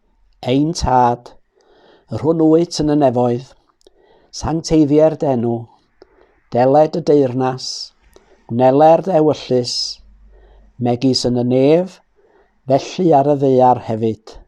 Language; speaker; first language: Welsh; native; Welsh